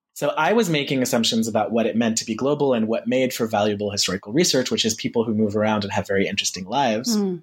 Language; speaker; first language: English; early bilingual, heritage; French